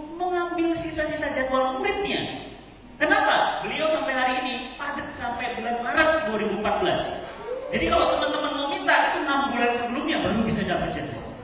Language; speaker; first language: Indonesian; native; Indonesian